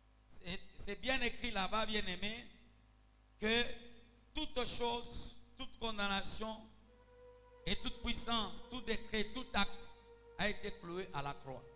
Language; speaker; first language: French; non-native, local second language; Swahili